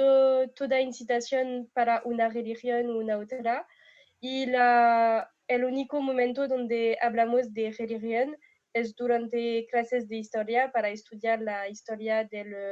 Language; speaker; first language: Spanish; non-native, fluent; French